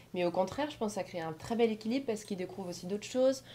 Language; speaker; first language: French; native; French